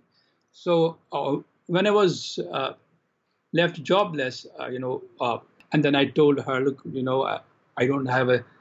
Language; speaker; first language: English; non-native, local second language; Kashmiri